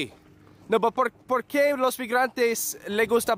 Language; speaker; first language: Spanish; non-native, learner; English